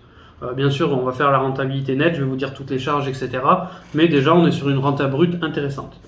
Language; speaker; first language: French; native; French